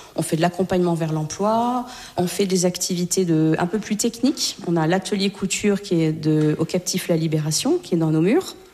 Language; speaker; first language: French; native; French